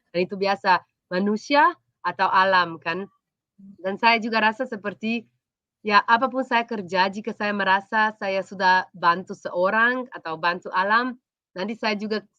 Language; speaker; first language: Indonesian; non-native, fluent; Slovenian